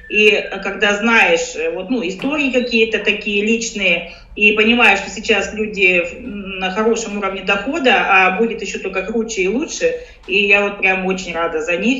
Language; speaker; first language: Russian; native; Russian